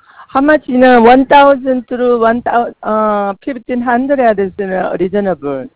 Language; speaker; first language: English; non-native, learner; Korean